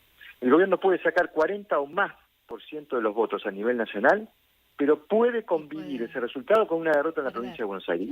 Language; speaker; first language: Spanish; native; Spanish